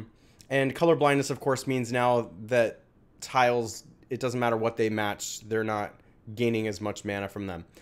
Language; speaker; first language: English; native; English